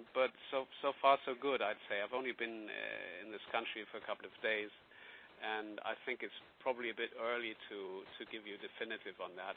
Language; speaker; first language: English; non-native, fluent; German